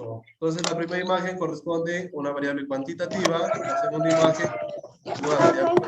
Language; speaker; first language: Spanish; native; Spanish